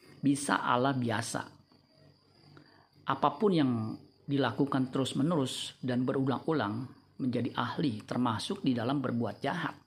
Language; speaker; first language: Indonesian; native; Indonesian